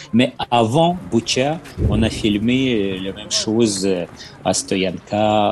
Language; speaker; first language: French; non-native, learner; Ukrainian